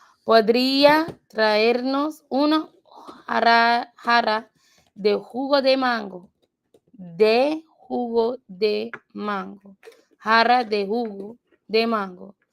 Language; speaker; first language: Spanish; non-native, learner; English